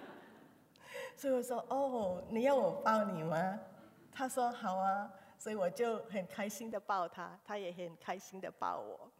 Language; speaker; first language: Chinese; early bilingual, heritage; Chinese